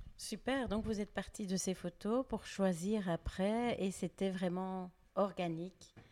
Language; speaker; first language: French; native; French